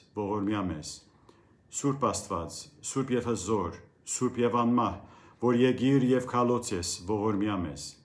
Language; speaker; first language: Armenian; early bilingual, heritage; Armenian